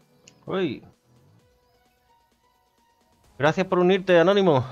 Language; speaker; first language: Spanish; native; Spanish